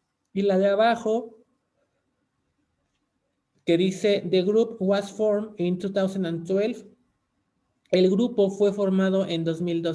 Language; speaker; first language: Spanish; native; Spanish